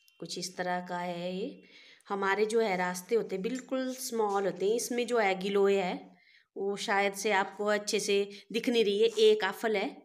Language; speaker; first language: Hindi; native; Hindi